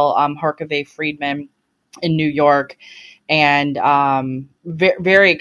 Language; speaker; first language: English; native; English